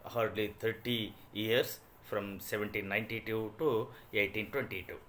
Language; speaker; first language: English; non-native, local second language; Kannada